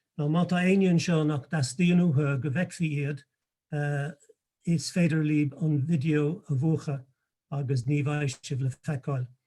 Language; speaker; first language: Irish; native; Irish